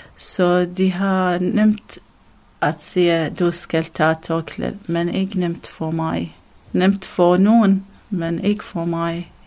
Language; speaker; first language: Danish; non-native, learner; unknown